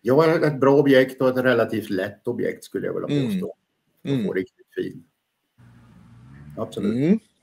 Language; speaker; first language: Swedish; native; Swedish